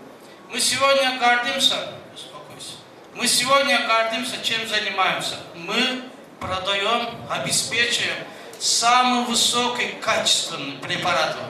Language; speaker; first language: Russian; non-native, fluent; Azerbaijani